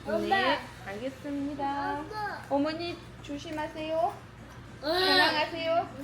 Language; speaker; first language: Korean; non-native, learner; French